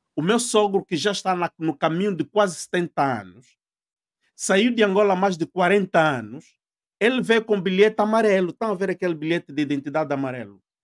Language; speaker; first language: Portuguese; native; Portuguese